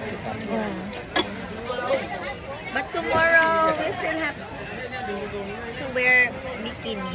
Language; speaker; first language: English; non-native, fluent; Filipino